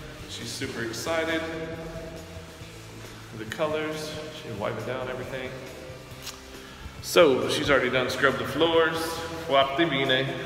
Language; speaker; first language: English; native; English